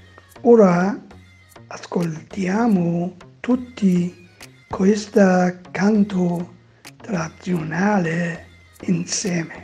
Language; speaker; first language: Italian; non-native, learner; Persian